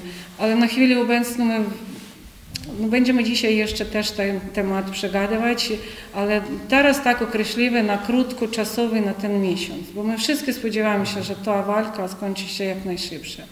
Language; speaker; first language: Polish; non-native, fluent; Ukrainian